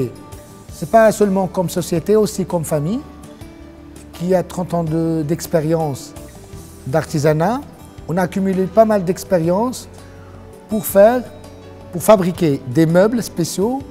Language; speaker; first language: French; non-native, local second language; Arabic